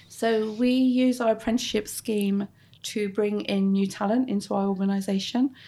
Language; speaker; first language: English; native; English